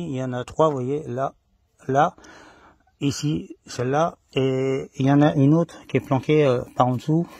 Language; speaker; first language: French; native; French